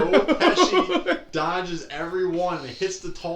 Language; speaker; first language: English; native; English